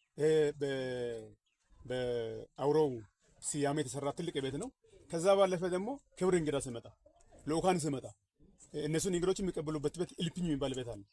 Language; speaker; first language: Amharic; non-native, local second language; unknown